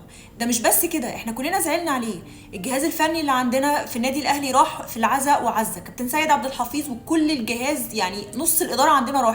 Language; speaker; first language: Arabic; native; Arabic